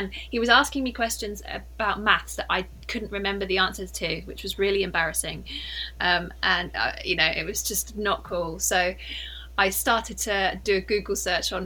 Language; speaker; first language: English; native; English